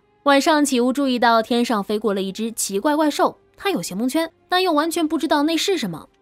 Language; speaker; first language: Chinese; native; Chinese